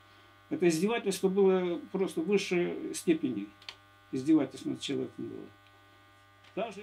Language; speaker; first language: Russian; native; Russian